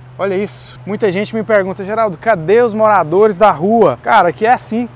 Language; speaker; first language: Portuguese; native; Portuguese